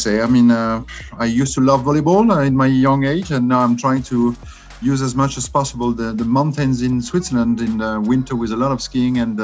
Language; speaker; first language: English; non-native, fluent; French